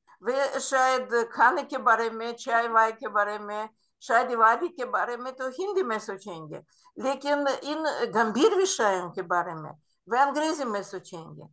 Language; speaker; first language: Hindi; non-native, fluent; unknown